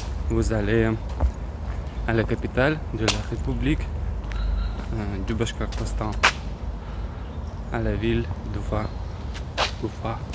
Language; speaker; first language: French; non-native, learner; Russian